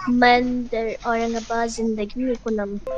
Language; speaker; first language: Persian; non-native, learner; Urdu